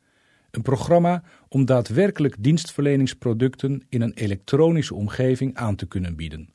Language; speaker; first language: Dutch; native; Dutch